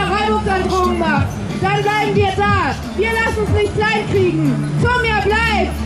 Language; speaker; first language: German; native; German